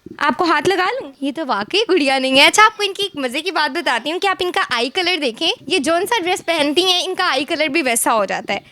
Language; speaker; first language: Urdu; native; Urdu